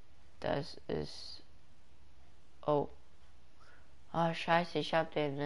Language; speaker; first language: German; early bilingual, other home language; Persian